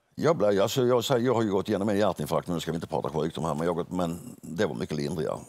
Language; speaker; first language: Swedish; native; Swedish